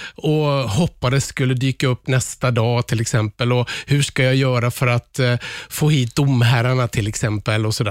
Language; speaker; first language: Swedish; native; Swedish